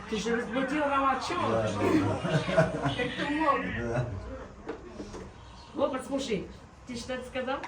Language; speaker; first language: Russian; non-native, learner; Tajik